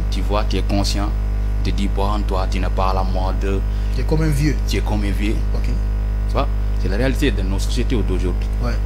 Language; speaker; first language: French; non-native, local second language; Fula